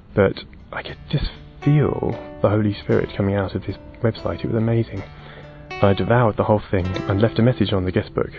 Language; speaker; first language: English; native; English